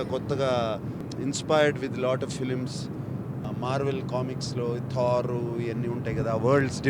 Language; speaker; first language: Telugu; native; Telugu